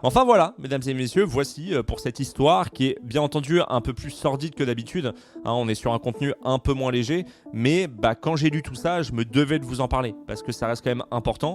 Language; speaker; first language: French; native; French